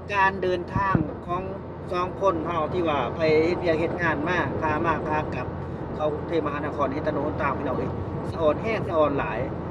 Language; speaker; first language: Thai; non-native, local second language; Lao